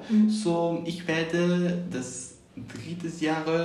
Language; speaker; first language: German; non-native, learner; Spanish